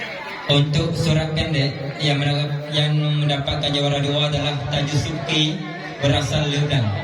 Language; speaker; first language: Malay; non-native, local second language; Achinese